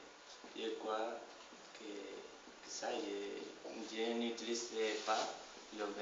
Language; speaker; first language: French; non-native, learner; Spanish